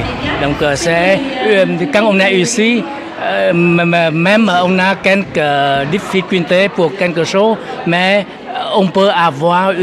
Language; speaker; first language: French; non-native, fluent; Vietnamese